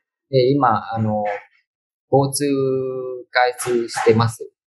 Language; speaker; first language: Japanese; non-native, fluent; Vietnamese